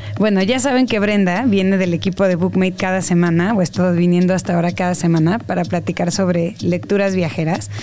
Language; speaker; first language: Spanish; native; Spanish